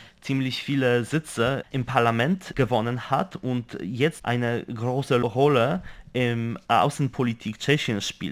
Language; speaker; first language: German; non-native, fluent; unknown